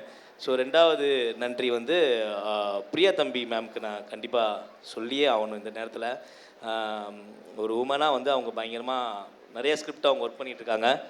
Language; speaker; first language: Tamil; native; Tamil